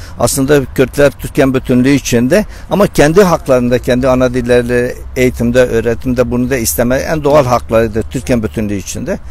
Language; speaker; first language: Turkish; non-native, local second language; Kurdish